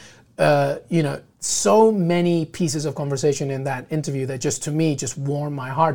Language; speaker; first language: English; native; English